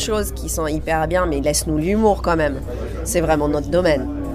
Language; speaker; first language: French; non-native, fluent; English